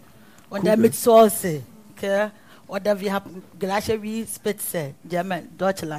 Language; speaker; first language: German; non-native, learner; Akan